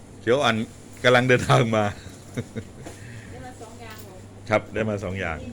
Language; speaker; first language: Thai; native; Thai